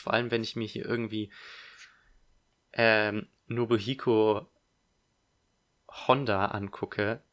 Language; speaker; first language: German; native; German